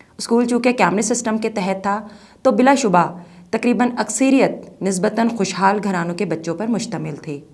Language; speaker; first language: Urdu; native; Urdu